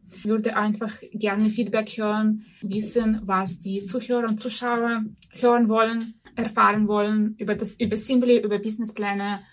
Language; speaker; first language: German; non-native, fluent; Russian